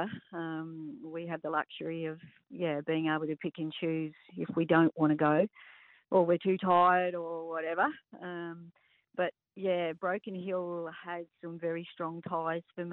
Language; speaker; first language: English; native; English